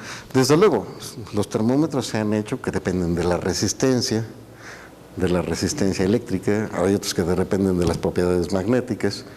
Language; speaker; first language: Spanish; native; Spanish